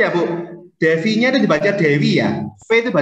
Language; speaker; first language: Indonesian; native; Indonesian